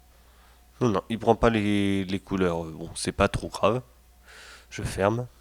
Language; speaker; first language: French; native; French